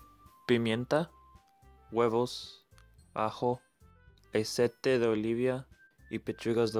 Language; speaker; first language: Spanish; non-native, learner; English